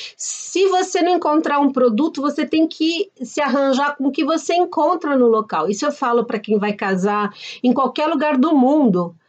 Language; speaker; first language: Portuguese; native; Portuguese